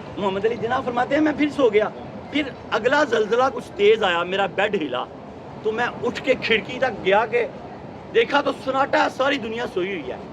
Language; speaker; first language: Urdu; non-native, local second language; Punjabi